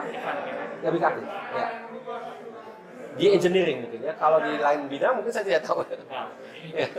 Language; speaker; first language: Indonesian; early bilingual, heritage; German